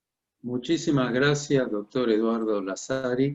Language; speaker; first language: Spanish; native; Spanish